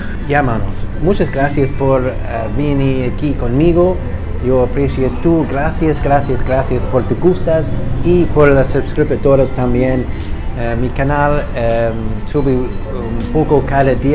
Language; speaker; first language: Spanish; non-native, learner; English